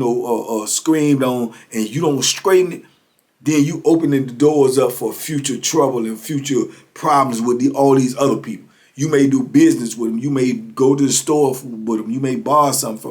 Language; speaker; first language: English; native; English